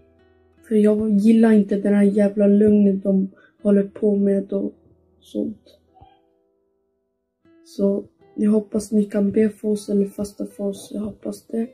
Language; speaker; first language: Swedish; early bilingual, other home language; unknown